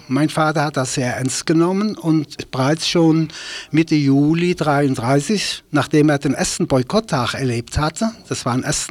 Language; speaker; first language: German; native; German